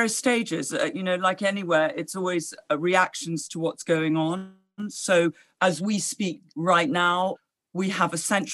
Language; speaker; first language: English; native; English